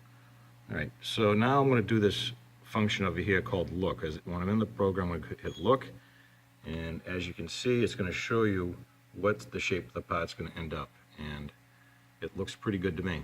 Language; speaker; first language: English; native; English